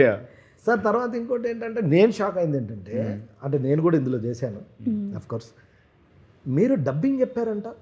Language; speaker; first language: Telugu; native; Telugu